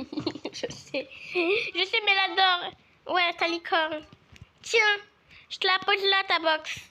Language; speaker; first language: French; native; French